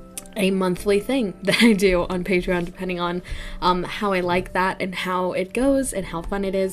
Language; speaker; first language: English; native; English